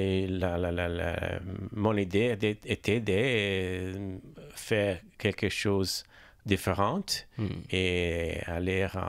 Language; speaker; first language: French; non-native, learner; Italian